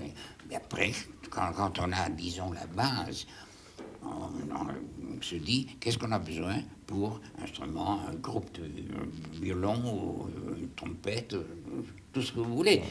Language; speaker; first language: French; non-native, fluent; German